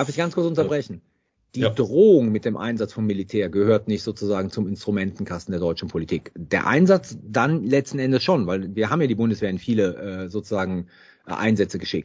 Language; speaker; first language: German; native; German